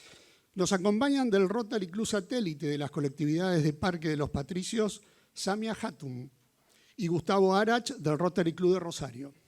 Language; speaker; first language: Spanish; native; Spanish